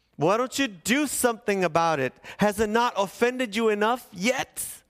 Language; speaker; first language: English; native; English